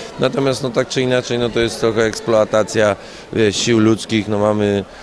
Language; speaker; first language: Polish; native; Polish